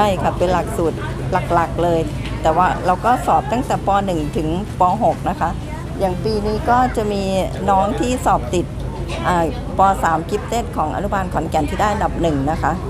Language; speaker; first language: Thai; native; Thai